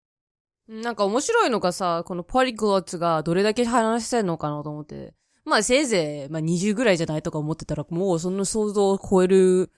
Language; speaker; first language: Japanese; native; Japanese